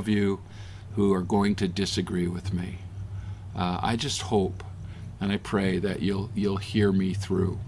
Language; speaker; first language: English; native; English